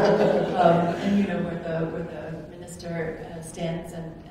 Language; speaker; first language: English; native; English